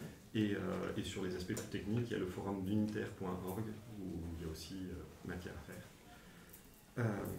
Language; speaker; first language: French; native; French